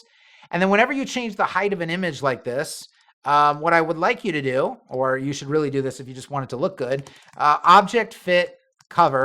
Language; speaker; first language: English; native; English